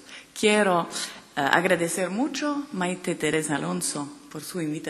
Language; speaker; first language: Spanish; non-native, learner; French